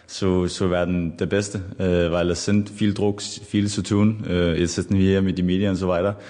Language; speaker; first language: German; non-native, fluent; Danish